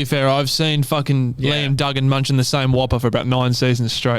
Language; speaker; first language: English; native; English